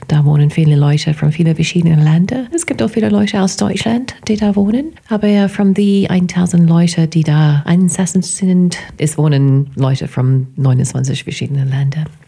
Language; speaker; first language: German; non-native, fluent; English